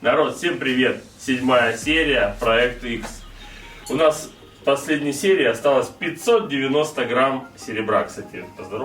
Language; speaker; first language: Russian; native; Russian